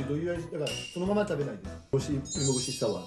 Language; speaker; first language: Japanese; non-native, learner; French